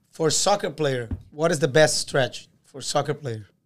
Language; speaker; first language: English; non-native, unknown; Portuguese